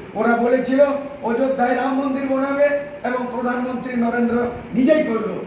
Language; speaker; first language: Bangla; non-native, local second language; Santali